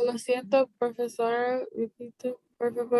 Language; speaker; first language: Spanish; non-native, learner; English